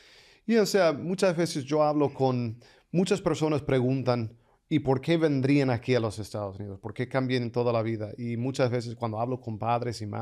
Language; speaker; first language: Spanish; non-native, fluent; English